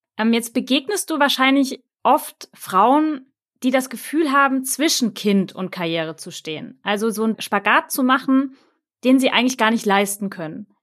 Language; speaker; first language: German; native; German